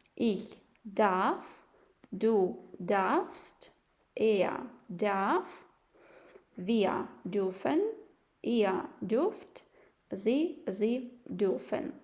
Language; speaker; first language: German; non-native, fluent; Ukrainian